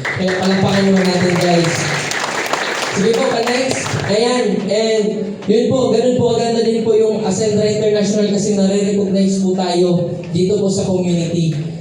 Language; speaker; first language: Filipino; non-native, local second language; Cebuano